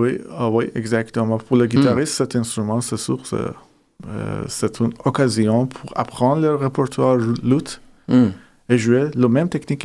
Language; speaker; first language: French; non-native, fluent; Persian